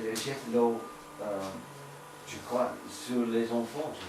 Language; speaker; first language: French; non-native, learner; English